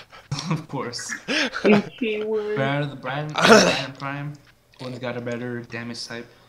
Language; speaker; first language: English; native; English